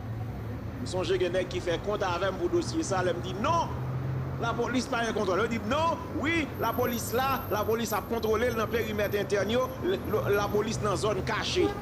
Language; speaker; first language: French; non-native, local second language; Haitian Creole